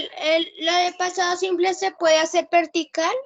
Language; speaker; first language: Spanish; native; Spanish